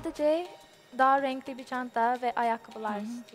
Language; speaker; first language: Turkish; non-native, learner; English